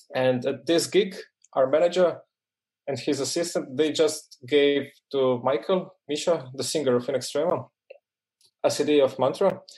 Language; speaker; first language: English; non-native, fluent; Croatian